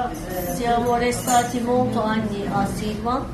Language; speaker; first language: Italian; non-native, learner; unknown